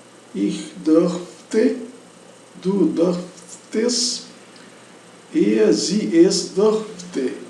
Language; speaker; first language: German; non-native, learner; Portuguese